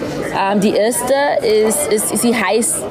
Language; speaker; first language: German; non-native, learner; English